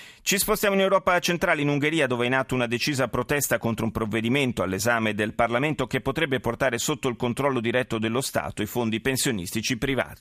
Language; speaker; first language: Italian; native; Italian